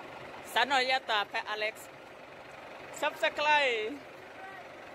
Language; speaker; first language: Finnish; non-native, learner; Thai